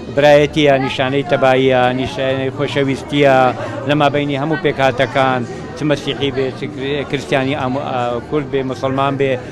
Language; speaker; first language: Central Kurdish; non-native, local second language; Assyrian Neo-Aramaic